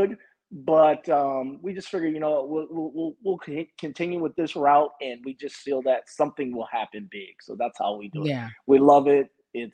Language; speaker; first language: English; native; English